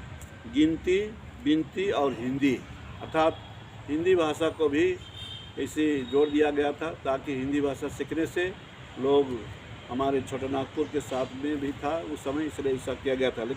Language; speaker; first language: Hindi; non-native, local second language; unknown